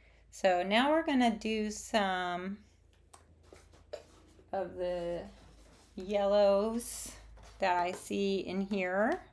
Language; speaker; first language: English; native; English